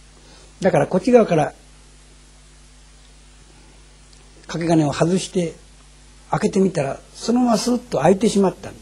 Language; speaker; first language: Japanese; native; Japanese